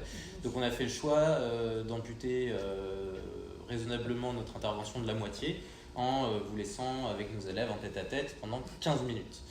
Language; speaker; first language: French; native; French